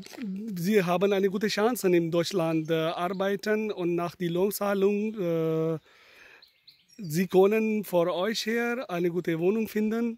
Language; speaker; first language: German; non-native, learner; Urdu